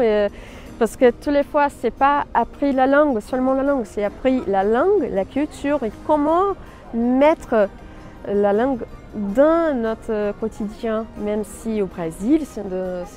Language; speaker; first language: French; non-native, fluent; Portuguese